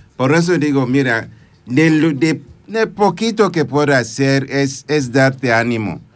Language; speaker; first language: Spanish; non-native, fluent; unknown